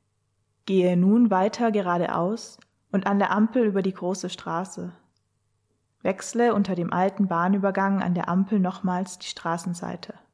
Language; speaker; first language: German; native; German